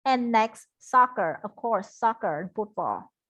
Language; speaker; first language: English; non-native, fluent; Vietnamese